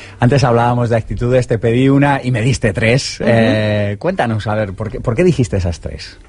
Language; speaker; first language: Spanish; native; Spanish